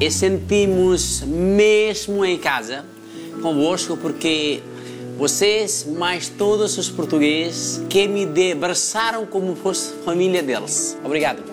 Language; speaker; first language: Portuguese; non-native, fluent; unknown